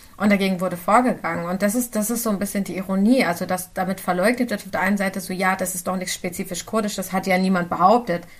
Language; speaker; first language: German; early bilingual, other home language; Central Kurdish